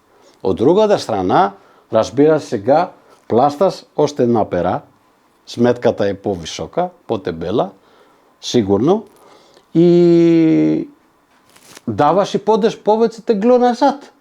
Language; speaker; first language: Bulgarian; non-native, fluent; Macedonian